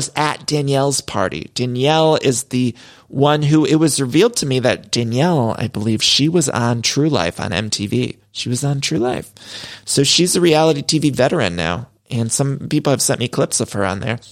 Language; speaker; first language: English; early bilingual, other home language; Italian